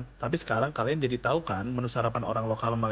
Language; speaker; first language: Indonesian; native; Indonesian